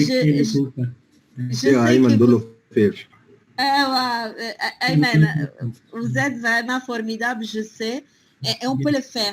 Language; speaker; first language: French; non-native, fluent; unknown